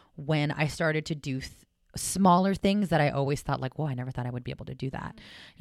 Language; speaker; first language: English; native; English